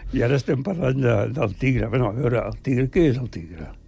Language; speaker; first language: Catalan; native; Catalan